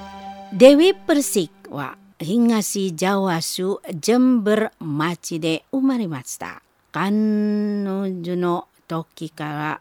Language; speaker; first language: Japanese; non-native, learner; Indonesian